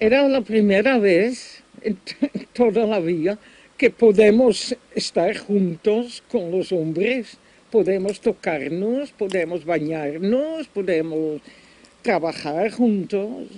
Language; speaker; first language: Spanish; non-native, fluent; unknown